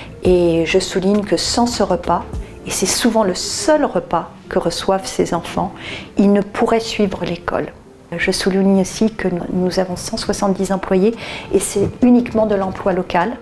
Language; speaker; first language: French; native; French